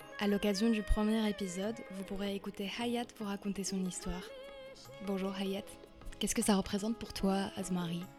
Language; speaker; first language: French; native; French